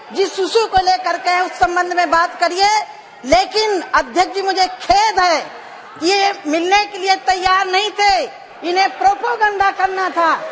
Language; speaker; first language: Hindi; native; Hindi